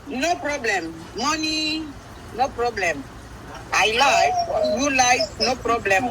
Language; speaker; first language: English; non-native, learner; Spanish